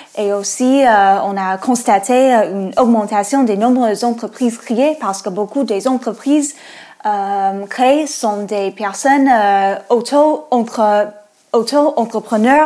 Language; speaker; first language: French; non-native, fluent; English